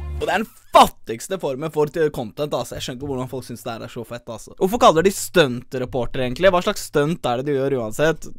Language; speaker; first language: Norwegian; early bilingual, other home language; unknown